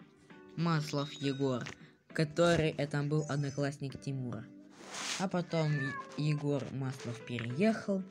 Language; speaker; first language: Russian; native; Russian